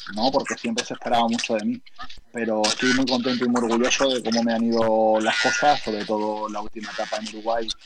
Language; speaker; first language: Spanish; native; Spanish